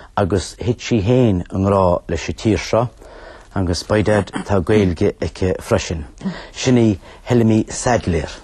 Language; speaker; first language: Irish; native; Irish